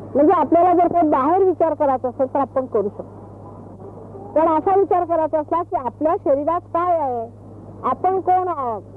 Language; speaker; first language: Marathi; native; Marathi